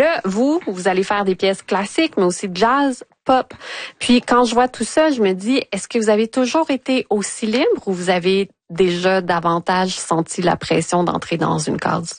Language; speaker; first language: French; native; French